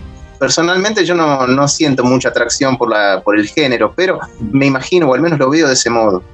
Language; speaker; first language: Spanish; native; Spanish